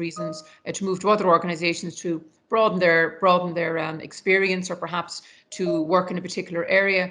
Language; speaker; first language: English; native; English